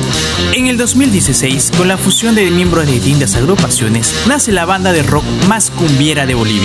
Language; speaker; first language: Spanish; native; Spanish